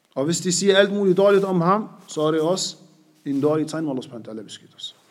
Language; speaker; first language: Danish; non-native, fluent; Arabic